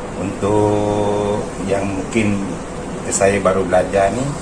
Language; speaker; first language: Malay; non-native, local second language; Javanese